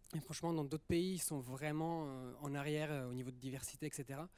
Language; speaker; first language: French; early bilingual, other home language; Italian